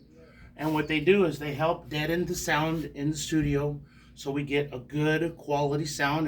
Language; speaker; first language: English; native; English